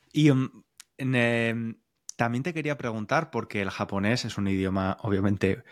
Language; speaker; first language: Spanish; native; Spanish